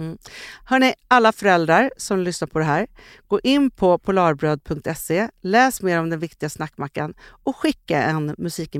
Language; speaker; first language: Swedish; native; Swedish